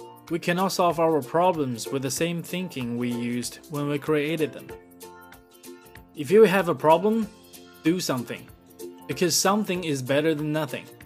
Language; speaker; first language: English; non-native, fluent; Chinese